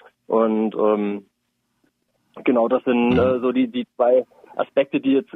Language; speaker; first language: German; native; German